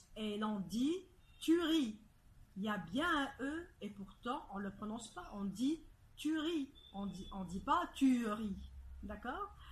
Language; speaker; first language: French; non-native, fluent; Arabic